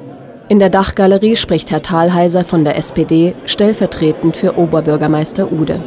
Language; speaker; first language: German; native; German